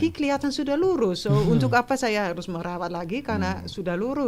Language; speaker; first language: Indonesian; non-native, fluent; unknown